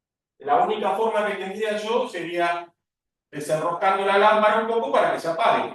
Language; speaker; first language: Spanish; native; Spanish